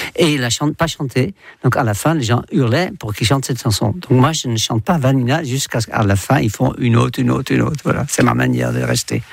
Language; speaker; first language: French; non-native, fluent; Dutch